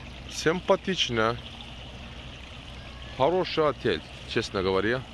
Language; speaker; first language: Russian; non-native, learner; Turkish